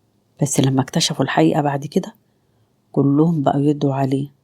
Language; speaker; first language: Arabic; native; Arabic